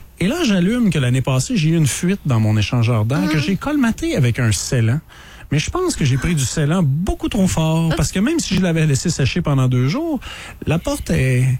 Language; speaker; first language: French; native; French